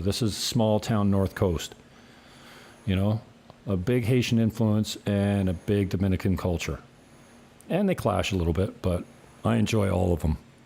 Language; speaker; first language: English; native; English